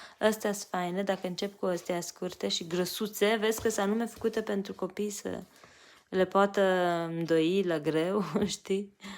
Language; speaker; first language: Romanian; native; Romanian